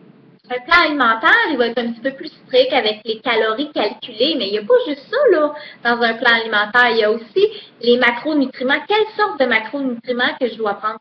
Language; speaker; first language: French; native; French